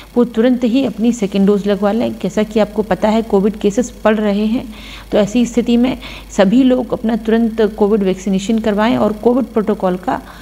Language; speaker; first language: Hindi; native; Hindi